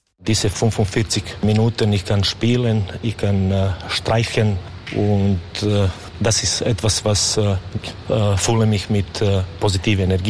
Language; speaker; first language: German; non-native, learner; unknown